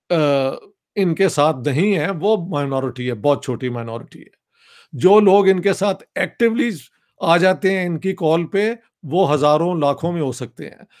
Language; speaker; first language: Urdu; non-native, local second language; Punjabi